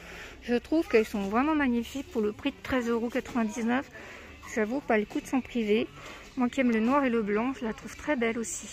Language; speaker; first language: French; native; French